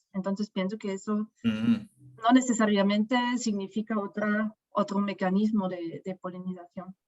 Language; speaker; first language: Spanish; non-native, fluent; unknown